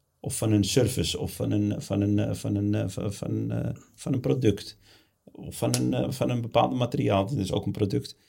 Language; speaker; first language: Dutch; early bilingual, other home language; Arabic